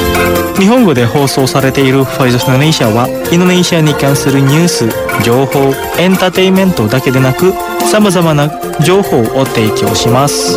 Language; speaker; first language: Japanese; non-native, fluent; Indonesian